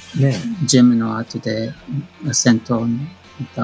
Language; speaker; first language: Japanese; non-native, learner; English